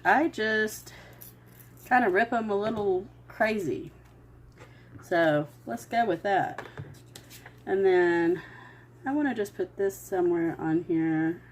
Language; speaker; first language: English; native; English